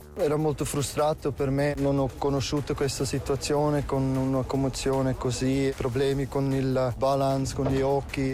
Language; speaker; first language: Italian; non-native, local second language; German